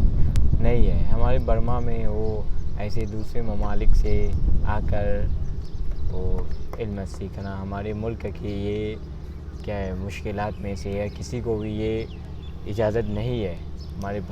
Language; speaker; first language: Hindi; non-native, learner; Burmese